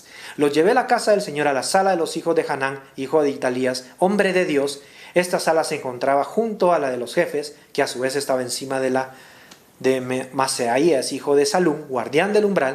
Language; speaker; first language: Spanish; native; Spanish